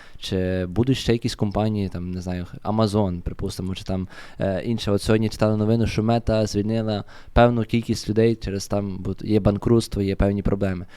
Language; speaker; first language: Ukrainian; native; Ukrainian